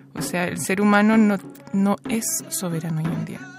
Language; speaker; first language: Spanish; native; Spanish